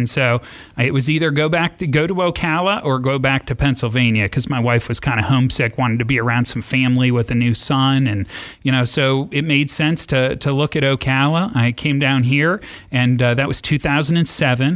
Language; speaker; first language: English; native; English